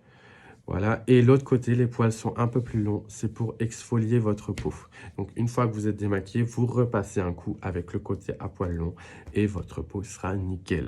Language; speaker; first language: French; native; French